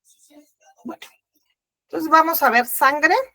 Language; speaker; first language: Spanish; native; Spanish